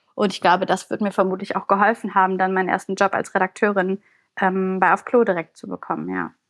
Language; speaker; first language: German; early bilingual, other home language; Bulgarian